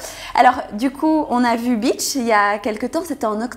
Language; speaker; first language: French; native; French